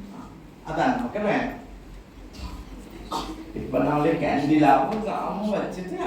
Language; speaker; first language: Malayalam; non-native, local second language; Assamese